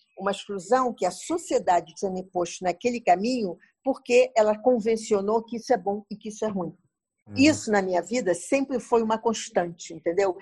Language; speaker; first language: Portuguese; native; Portuguese